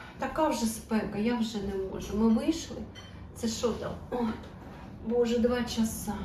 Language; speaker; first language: Ukrainian; native; Ukrainian